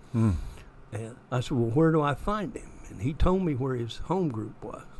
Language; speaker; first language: English; native; English